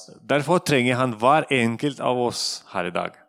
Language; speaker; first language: Norwegian; non-native, fluent; Russian